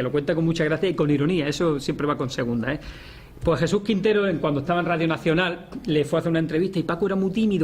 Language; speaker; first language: Spanish; native; Spanish